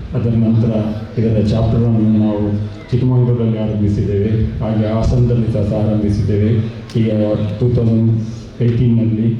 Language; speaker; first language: Kannada; non-native, local second language; Badaga